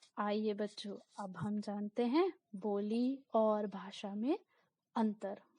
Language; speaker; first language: Hindi; native; Hindi